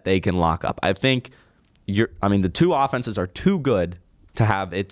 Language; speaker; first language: English; native; English